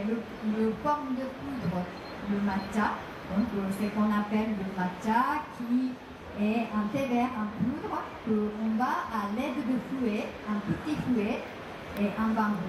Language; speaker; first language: French; non-native, fluent; Japanese